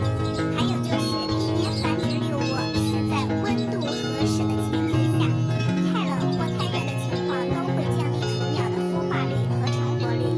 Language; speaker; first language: Chinese; native; Chinese